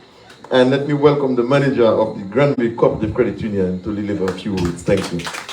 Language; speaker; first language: English; native; English